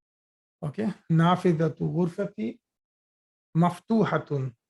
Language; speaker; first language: Arabic; non-native, fluent; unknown